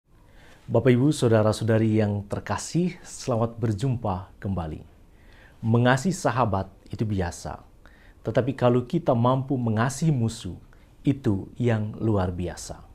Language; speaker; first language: Indonesian; native; Indonesian